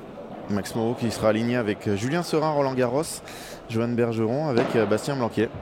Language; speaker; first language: French; native; French